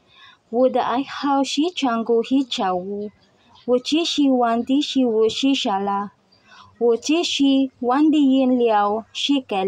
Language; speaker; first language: Chinese; non-native, learner; Filipino